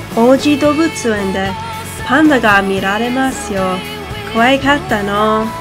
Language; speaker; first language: Japanese; non-native, learner; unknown